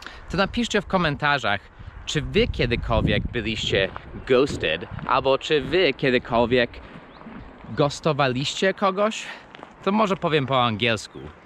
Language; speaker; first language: Polish; non-native, fluent; English